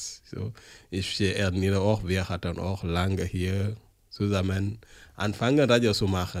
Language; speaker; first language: German; non-native, learner; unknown